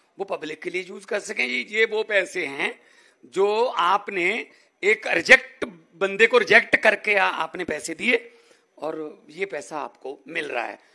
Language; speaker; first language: Hindi; non-native, local second language; Punjabi